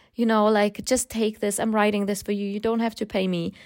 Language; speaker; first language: English; non-native, fluent; German